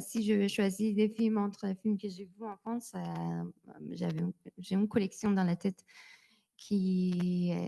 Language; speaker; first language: French; non-native, learner; Persian